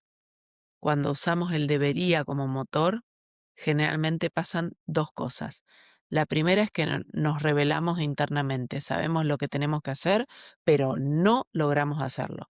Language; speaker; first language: Spanish; native; Spanish